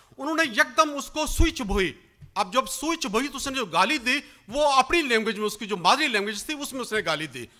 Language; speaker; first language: Urdu; non-native, local second language; Punjabi